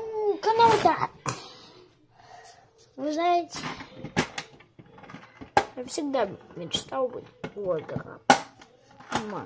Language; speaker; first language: Russian; early bilingual, heritage; Russian